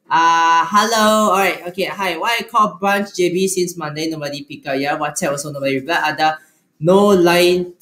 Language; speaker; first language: English; non-native, local second language; Chinese